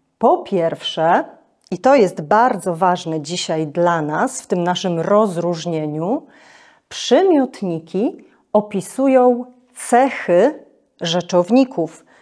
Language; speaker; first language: Polish; native; Polish